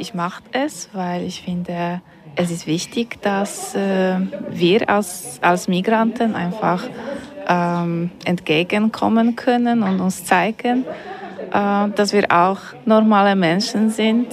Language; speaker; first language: German; non-native, fluent; Polish